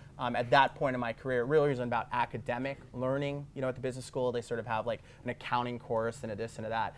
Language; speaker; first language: English; native; English